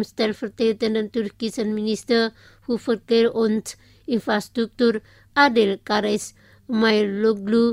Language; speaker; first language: German; non-native, fluent; Indonesian